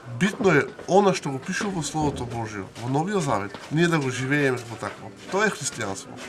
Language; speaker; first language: Macedonian; non-native, local second language; Romany